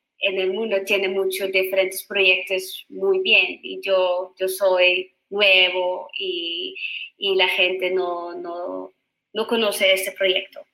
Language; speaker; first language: Spanish; non-native, learner; Dutch